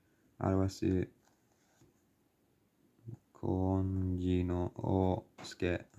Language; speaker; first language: Japanese; non-native, learner; English